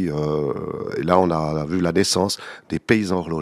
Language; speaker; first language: French; native; French